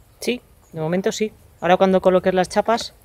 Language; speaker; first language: Spanish; native; Spanish